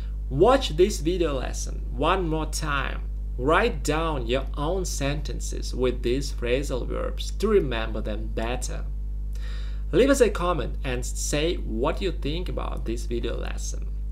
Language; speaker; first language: English; non-native, fluent; Russian